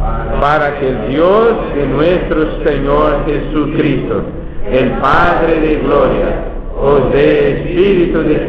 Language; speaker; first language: Spanish; non-native, fluent; Portuguese